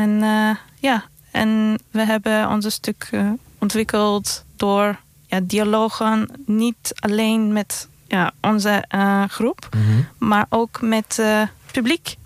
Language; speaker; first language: Dutch; non-native, fluent; Turkish